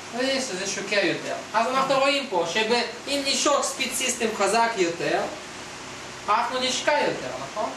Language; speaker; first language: Hebrew; non-native, fluent; Russian